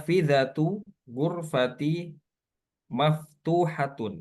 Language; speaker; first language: Arabic; non-native, learner; Indonesian